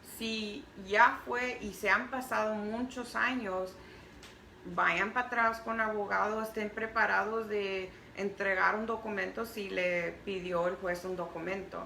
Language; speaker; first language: Spanish; early bilingual, heritage; Spanish